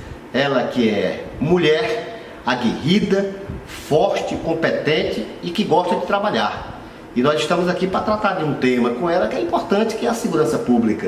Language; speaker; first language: Portuguese; native; Portuguese